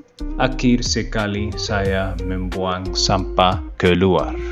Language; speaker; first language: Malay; non-native, learner; Arabic